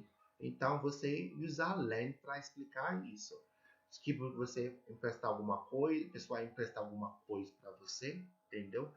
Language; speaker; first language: Portuguese; non-native, learner; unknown